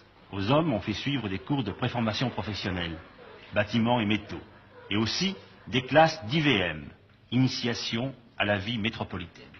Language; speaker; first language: French; native; French